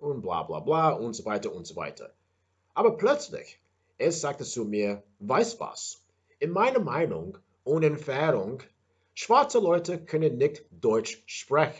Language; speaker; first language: German; non-native, learner; English